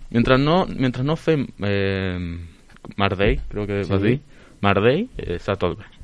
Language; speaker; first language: Catalan; non-native, local second language; Spanish